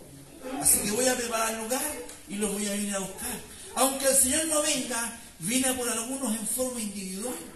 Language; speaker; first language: Spanish; native; Spanish